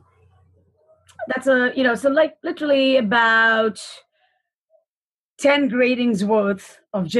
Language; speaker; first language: English; non-native, local second language; Hindi